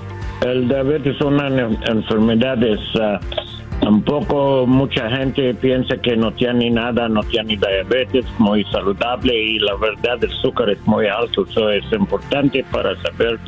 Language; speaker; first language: Spanish; non-native, learner; English